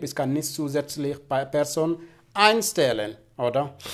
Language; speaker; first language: German; non-native, fluent; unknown